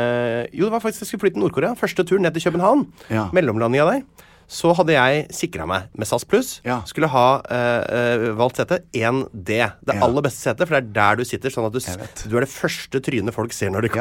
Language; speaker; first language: Norwegian; native; Norwegian